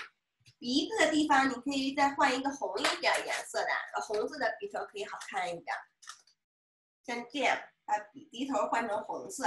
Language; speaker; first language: Chinese; native; Chinese